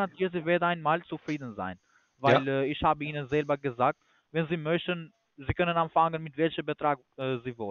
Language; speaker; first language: German; non-native, learner; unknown